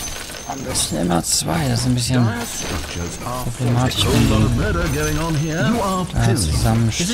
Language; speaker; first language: German; native; German